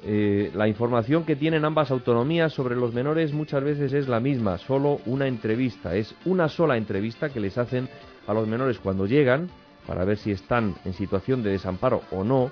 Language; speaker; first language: Spanish; native; Spanish